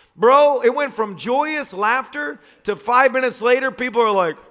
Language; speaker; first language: English; native; English